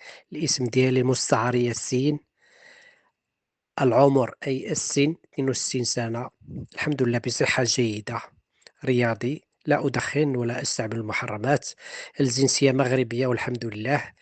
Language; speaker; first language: Arabic; native; Arabic